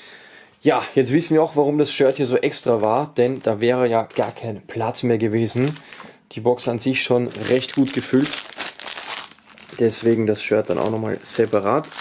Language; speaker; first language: German; native; German